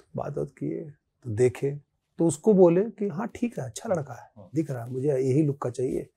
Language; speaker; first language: Hindi; native; Hindi